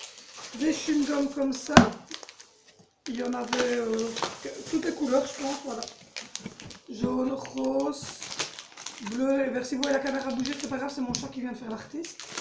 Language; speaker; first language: French; native; French